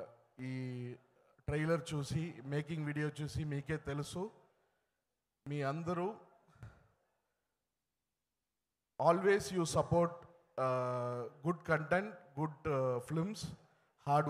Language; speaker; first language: Telugu; non-native, learner; Tamil